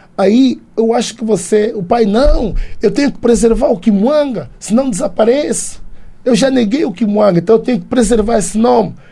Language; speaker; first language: Portuguese; native; Portuguese